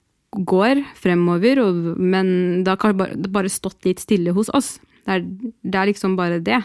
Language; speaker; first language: Norwegian; early bilingual, other home language; Arabic